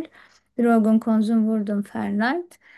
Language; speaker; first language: German; non-native, learner; Turkish